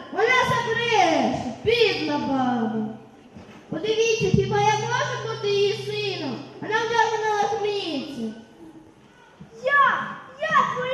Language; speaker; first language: Ukrainian; native; Ukrainian